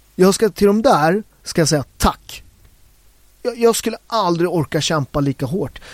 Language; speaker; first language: Swedish; early bilingual, other home language; Italian